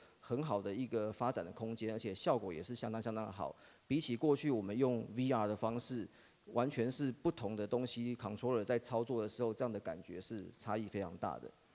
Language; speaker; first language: Chinese; native; Chinese